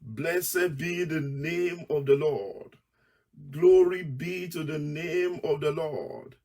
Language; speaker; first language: English; non-native, local second language; Yoruba